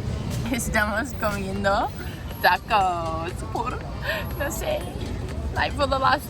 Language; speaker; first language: Spanish; non-native, learner; English